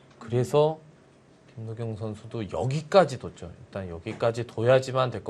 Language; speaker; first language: Korean; native; Korean